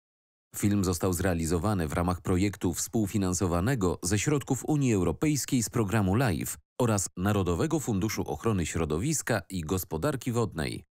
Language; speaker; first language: Polish; native; Polish